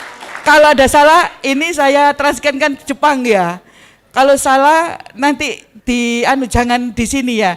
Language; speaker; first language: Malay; non-native, local second language; Javanese